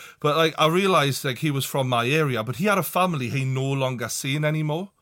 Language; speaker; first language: English; native; English